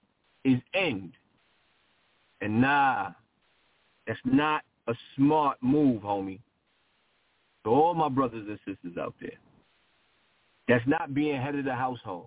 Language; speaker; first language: English; native; English